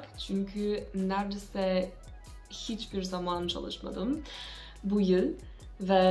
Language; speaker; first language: Turkish; non-native, learner; English